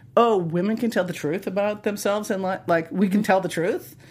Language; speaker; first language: English; native; English